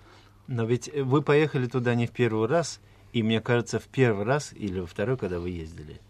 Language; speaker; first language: Russian; native; Russian